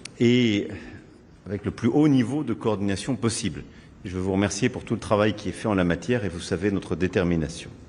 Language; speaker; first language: French; native; French